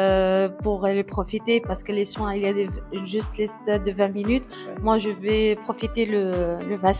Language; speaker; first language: French; non-native, learner; Arabic